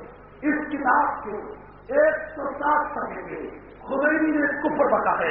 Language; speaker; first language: Urdu; native; Urdu